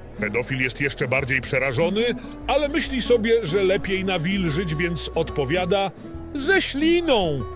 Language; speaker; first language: Polish; native; Polish